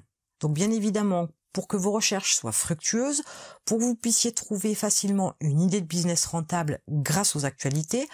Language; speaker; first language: French; native; French